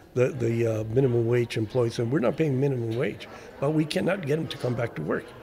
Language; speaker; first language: English; early bilingual, other home language; Spanish